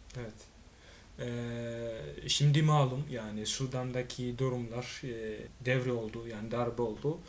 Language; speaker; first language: Turkish; non-native, fluent; Swahili